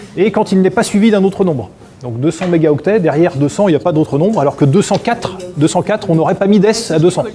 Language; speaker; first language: French; native; French